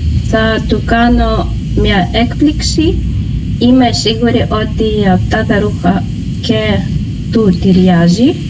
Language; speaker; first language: Greek; non-native, learner; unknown